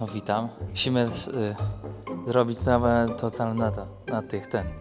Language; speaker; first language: Polish; native; Polish